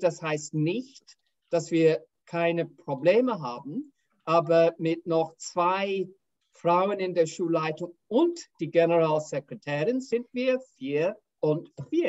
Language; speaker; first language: German; non-native, fluent; English